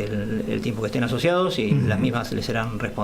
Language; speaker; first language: Spanish; native; Spanish